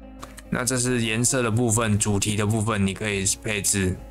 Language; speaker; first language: Chinese; native; Chinese